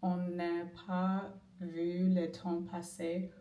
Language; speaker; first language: French; non-native, learner; English